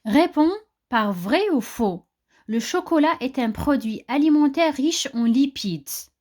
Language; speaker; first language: French; non-native, local second language; Arabic